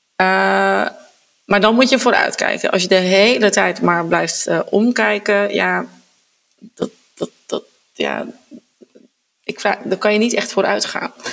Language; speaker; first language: Dutch; native; Dutch